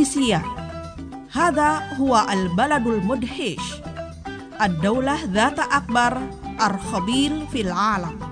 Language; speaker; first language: Arabic; non-native, fluent; Indonesian